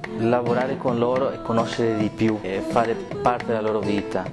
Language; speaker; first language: Italian; non-native, fluent; Spanish